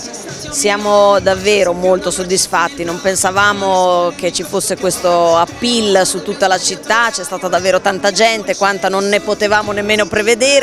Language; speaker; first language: Italian; native; Italian